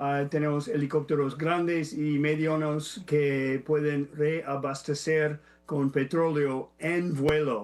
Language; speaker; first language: Spanish; non-native, fluent; English